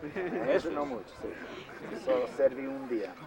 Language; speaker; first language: Spanish; non-native, learner; English